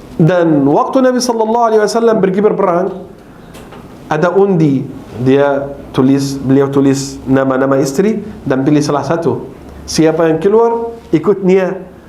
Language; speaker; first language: Malay; non-native, fluent; Arabic